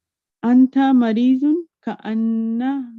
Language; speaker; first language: Arabic; non-native, learner; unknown